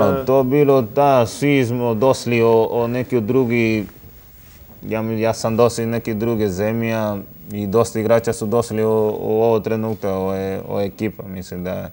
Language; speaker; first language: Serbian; non-native, learner; Spanish